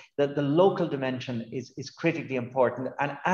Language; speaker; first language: English; native; English